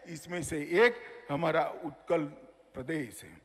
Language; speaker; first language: Hindi; non-native, local second language; Gujarati